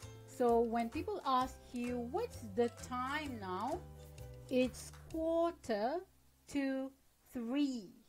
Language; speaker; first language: English; non-native, local second language; Malay